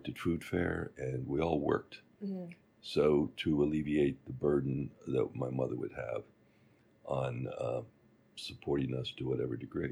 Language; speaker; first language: English; native; English